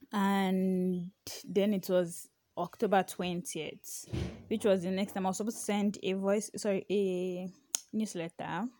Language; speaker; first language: English; non-native, local second language; Yoruba